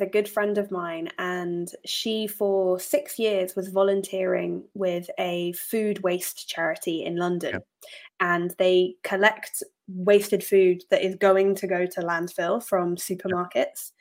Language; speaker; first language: English; native; English